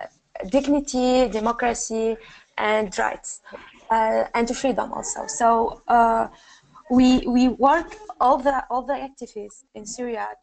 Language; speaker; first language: English; non-native, learner; Arabic